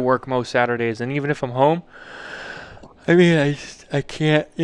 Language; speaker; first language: English; native; English